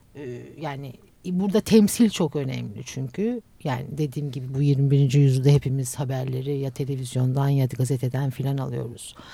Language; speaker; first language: Turkish; native; Turkish